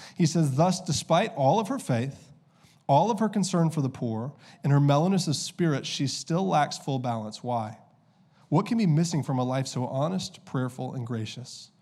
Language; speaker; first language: English; native; English